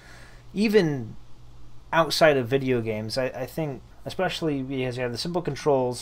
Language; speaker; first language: English; native; English